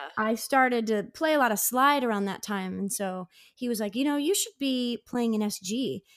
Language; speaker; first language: English; native; English